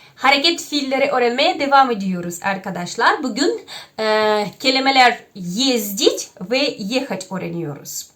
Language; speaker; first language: Turkish; non-native, fluent; Russian